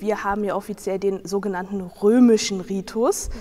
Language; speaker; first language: German; native; German